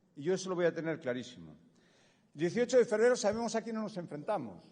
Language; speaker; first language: Spanish; native; Spanish